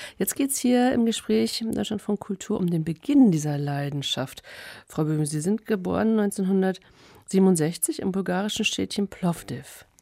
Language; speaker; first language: German; native; German